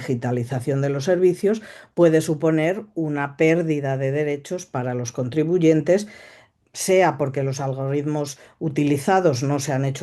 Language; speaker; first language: Spanish; native; Spanish